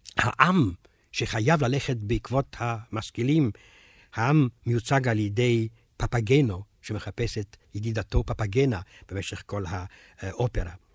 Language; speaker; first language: Hebrew; non-native, fluent; Romanian